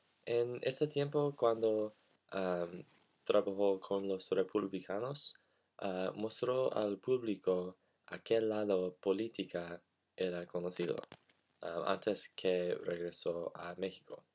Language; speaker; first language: Spanish; non-native, learner; English